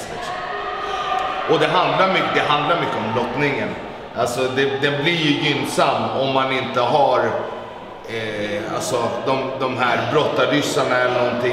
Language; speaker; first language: Swedish; native; Swedish